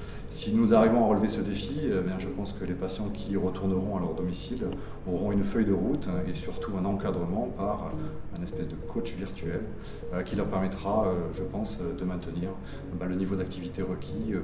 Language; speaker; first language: French; native; French